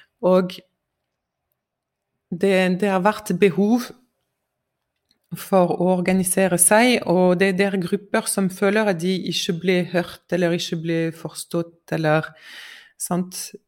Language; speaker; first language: Norwegian; non-native, fluent; French